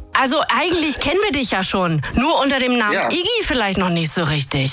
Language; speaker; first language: German; native; German